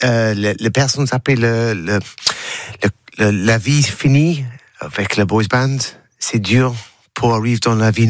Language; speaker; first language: French; non-native, learner; English